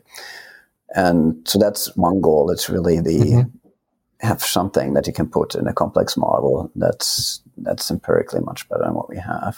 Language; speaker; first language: English; non-native, fluent; Finnish